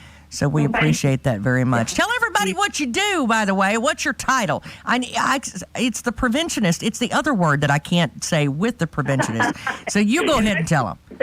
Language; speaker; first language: English; native; English